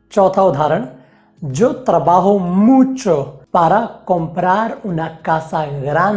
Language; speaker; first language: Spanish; non-native, fluent; Hindi